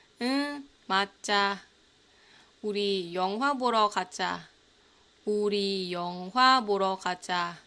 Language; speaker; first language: Korean; non-native, fluent; Thai